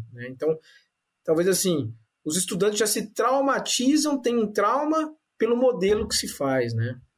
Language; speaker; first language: Portuguese; native; Portuguese